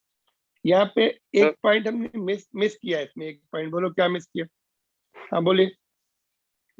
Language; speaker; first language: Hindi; non-native, local second language; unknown